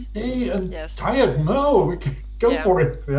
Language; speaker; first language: English; non-native, fluent; German